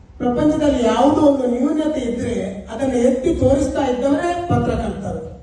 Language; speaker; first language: Kannada; non-native, local second language; Tulu